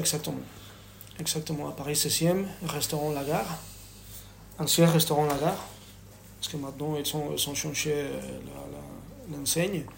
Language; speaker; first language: French; non-native, fluent; Spanish